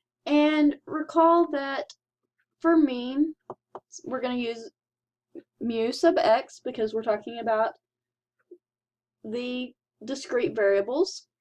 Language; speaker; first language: English; native; English